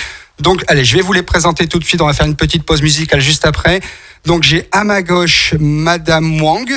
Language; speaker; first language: French; native; French